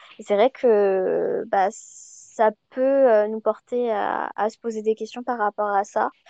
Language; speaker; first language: French; early bilingual, other home language; Chinese